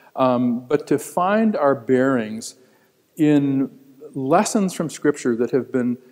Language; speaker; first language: English; native; English